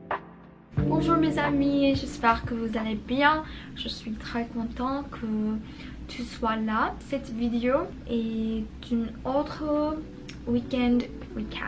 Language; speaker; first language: French; non-native, learner; Spanish